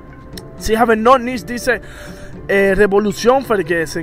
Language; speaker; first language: German; non-native, learner; Italian